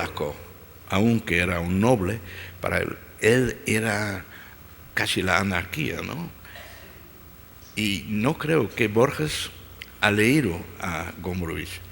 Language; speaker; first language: Spanish; non-native, fluent; Dutch